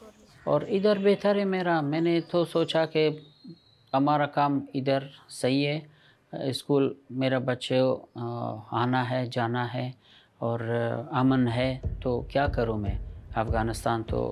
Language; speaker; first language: Hindi; non-native, learner; Persian